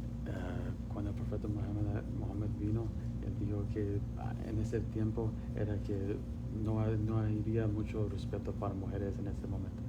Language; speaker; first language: Spanish; non-native, learner; Pashto